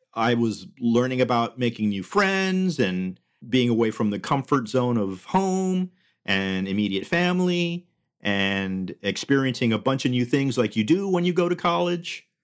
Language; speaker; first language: English; early bilingual, other home language; Spanish